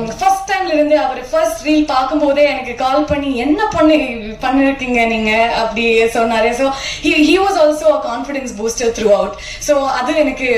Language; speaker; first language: Tamil; non-native, learner; Kannada